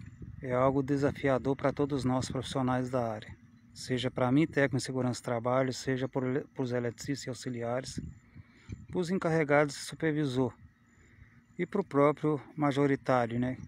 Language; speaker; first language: Portuguese; native; Portuguese